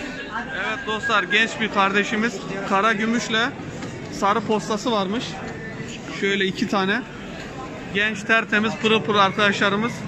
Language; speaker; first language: Turkish; native; Turkish